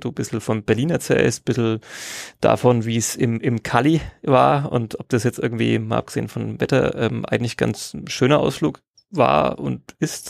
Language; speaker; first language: German; native; German